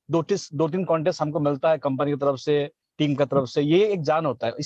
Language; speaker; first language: Hindi; non-native, local second language; Assamese